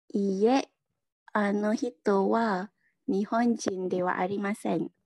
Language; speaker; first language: Japanese; non-native, learner; Malay